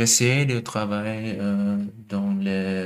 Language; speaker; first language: French; non-native, learner; German